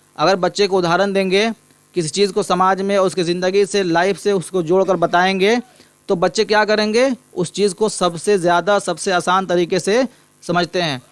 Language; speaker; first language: Urdu; native; Urdu